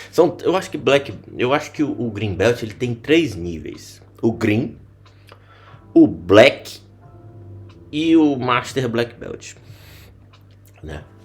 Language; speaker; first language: Portuguese; native; Portuguese